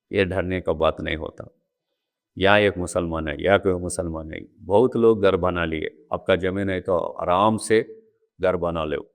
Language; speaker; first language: Hindi; non-native, local second language; Telugu